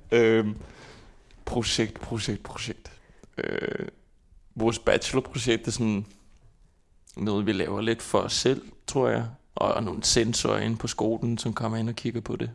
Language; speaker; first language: Danish; non-native, fluent; Icelandic